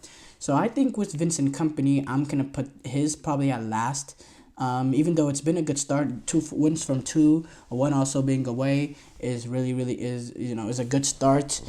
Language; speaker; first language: English; native; English